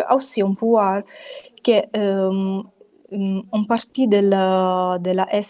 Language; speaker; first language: French; non-native, fluent; Italian